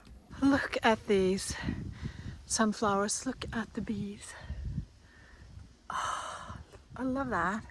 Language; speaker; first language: English; non-native, fluent; Norwegian